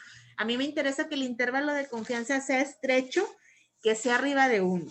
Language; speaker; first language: Spanish; native; Spanish